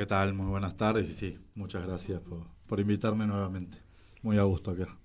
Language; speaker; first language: Spanish; native; Spanish